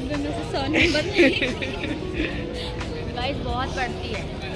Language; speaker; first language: Hindi; native; Hindi